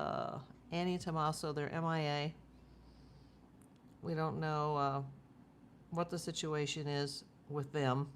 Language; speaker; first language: English; native; English